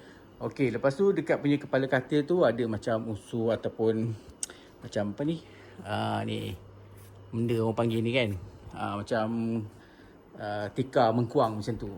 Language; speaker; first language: Malay; native; Malay